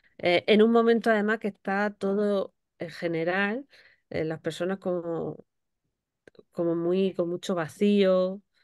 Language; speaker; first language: Spanish; native; Spanish